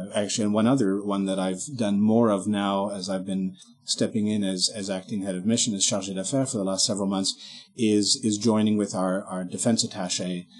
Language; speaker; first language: English; native; English